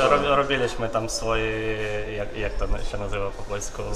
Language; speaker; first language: Polish; non-native, fluent; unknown